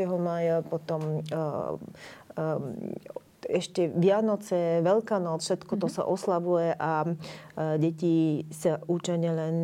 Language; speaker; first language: Slovak; non-native, fluent; Bulgarian